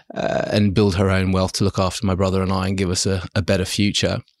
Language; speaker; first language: English; early bilingual, other home language; German